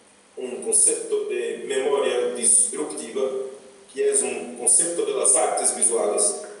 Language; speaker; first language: Spanish; non-native, fluent; Portuguese